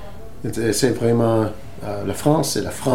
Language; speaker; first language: French; non-native, learner; English